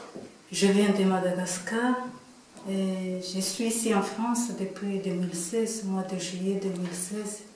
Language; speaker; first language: French; non-native, local second language; Malagasy